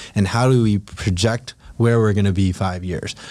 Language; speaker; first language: English; non-native, local second language; Filipino